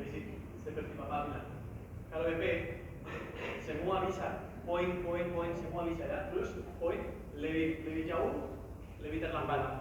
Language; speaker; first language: Indonesian; non-native, learner; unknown